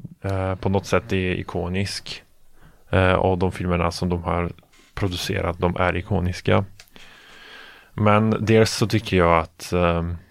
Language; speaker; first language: Swedish; non-native, fluent; Polish